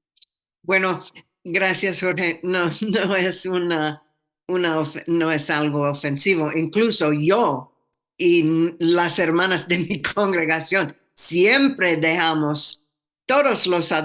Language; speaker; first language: Spanish; non-native, fluent; English